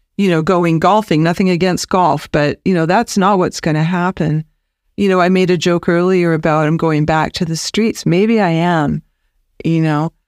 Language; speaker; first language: English; native; English